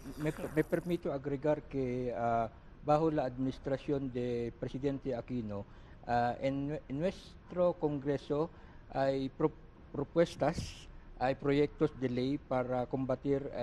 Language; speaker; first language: Spanish; non-native, learner; Filipino